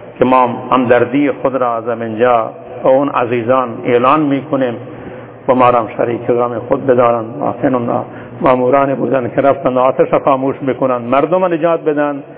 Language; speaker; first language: Persian; non-native, local second language; Turkmen